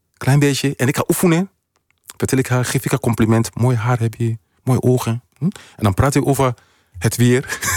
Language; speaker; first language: Dutch; non-native, fluent; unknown